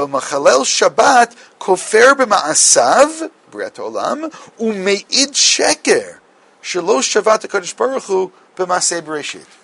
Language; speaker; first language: Hebrew; non-native, fluent; English